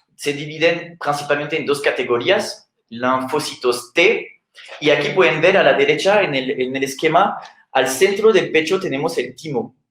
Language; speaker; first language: Spanish; non-native, fluent; French